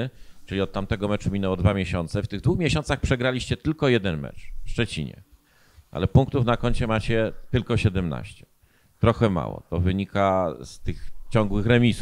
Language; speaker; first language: Polish; native; Polish